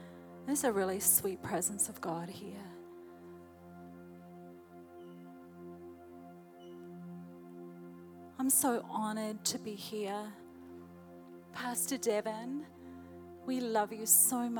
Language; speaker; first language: English; native; English